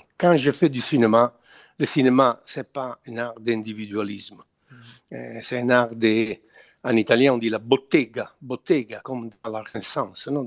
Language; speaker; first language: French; non-native, fluent; Italian